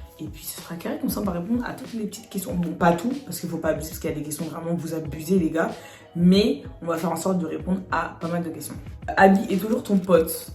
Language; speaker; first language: French; native; French